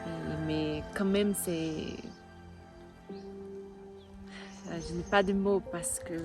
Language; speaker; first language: French; non-native, learner; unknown